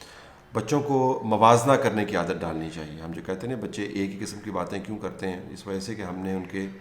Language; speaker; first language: Urdu; native; Urdu